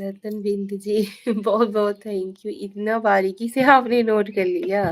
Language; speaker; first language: Hindi; native; Hindi